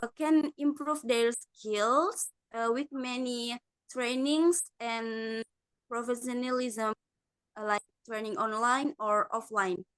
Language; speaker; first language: English; non-native, learner; Indonesian